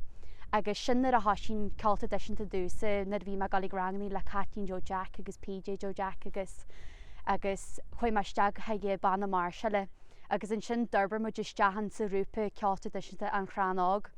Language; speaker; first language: Irish; native; Irish